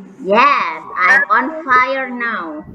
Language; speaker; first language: English; non-native, learner; Indonesian